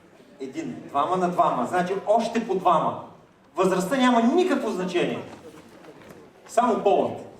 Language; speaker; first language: Bulgarian; native; Bulgarian